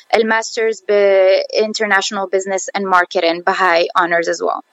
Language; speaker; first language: Arabic; early bilingual, heritage; Arabic